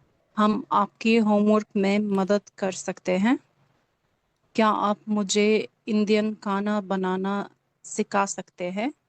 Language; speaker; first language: Hindi; non-native, learner; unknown